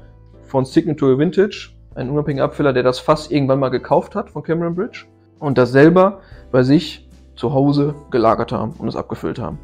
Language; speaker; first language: German; native; German